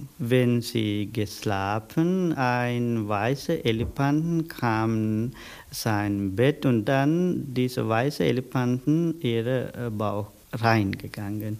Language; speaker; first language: German; non-native, learner; Sinhala